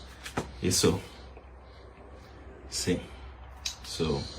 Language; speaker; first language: Portuguese; non-native, learner; English